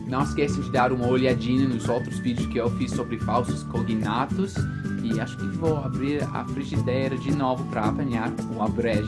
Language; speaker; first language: Portuguese; non-native, fluent; English